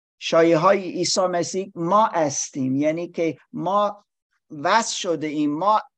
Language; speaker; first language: Persian; non-native, learner; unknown